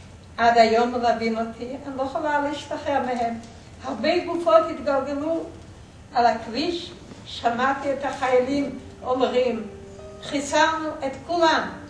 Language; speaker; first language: Hebrew; non-native, fluent; Yiddish